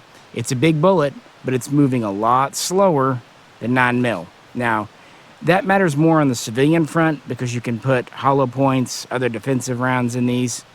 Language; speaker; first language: English; native; English